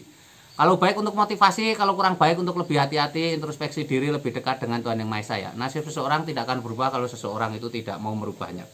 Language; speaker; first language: Indonesian; native; Indonesian